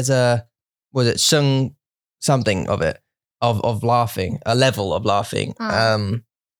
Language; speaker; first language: English; native; English